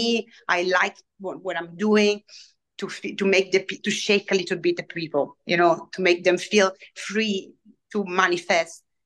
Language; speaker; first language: English; non-native, fluent; Italian